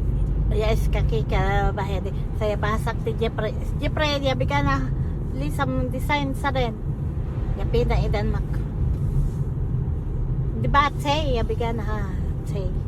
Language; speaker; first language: Danish; non-native, learner; Filipino